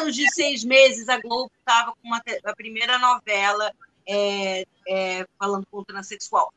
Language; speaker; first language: Portuguese; non-native, fluent; English